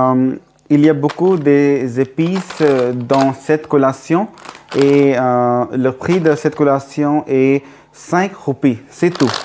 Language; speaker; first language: French; non-native, learner; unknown